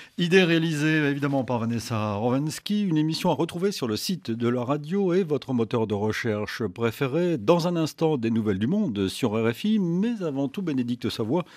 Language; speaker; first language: French; native; French